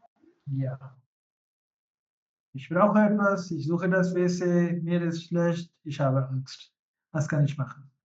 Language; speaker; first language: German; non-native, fluent; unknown